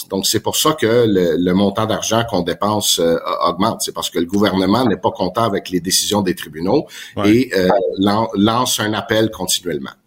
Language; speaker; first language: French; non-native, local second language; English